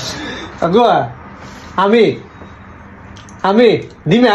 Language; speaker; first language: Spanish; non-native, learner; Bangla